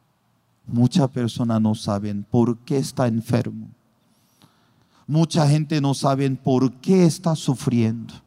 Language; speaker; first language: Spanish; non-native, learner; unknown